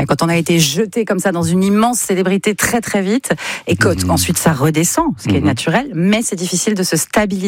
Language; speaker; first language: French; native; French